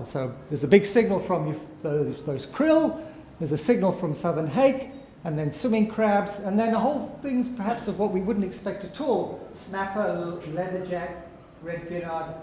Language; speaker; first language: English; native; English